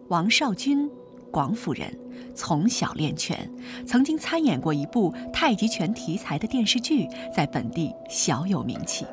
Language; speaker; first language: Chinese; native; Chinese